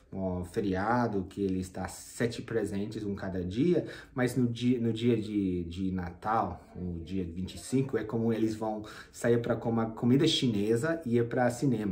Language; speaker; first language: Portuguese; non-native, fluent; English